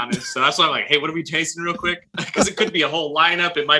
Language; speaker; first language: English; native; English